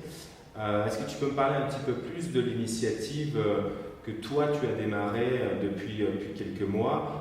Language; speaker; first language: French; native; French